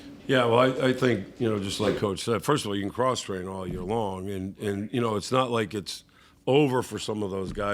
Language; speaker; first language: English; native; English